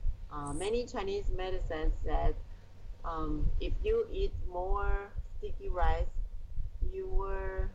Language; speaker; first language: English; non-native, learner; Chinese